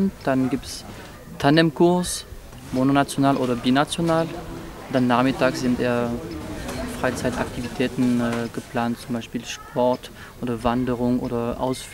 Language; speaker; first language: German; non-native, fluent; French